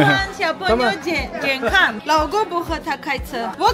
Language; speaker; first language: Chinese; non-native, learner; Armenian